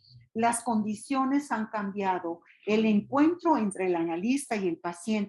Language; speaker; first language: Spanish; native; Spanish